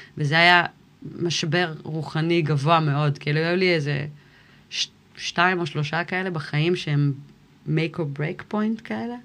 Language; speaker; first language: Hebrew; early bilingual, other home language; English